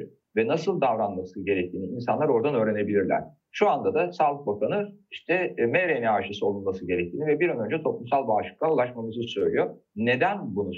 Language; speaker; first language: Turkish; native; Turkish